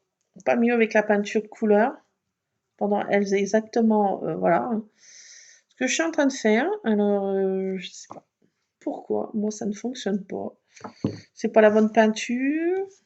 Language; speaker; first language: French; native; French